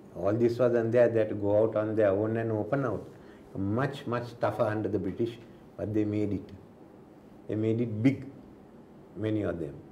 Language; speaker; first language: English; non-native, local second language; Sinhala